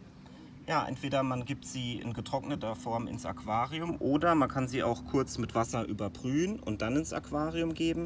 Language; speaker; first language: German; native; German